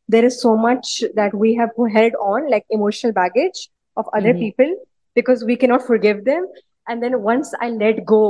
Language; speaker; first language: English; early bilingual, other home language; Urdu